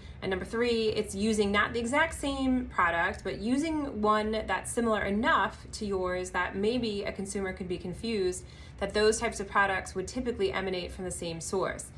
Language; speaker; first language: English; native; English